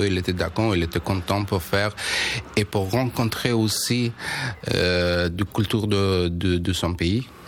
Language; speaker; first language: French; non-native, learner; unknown